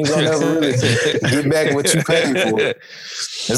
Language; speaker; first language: English; native; English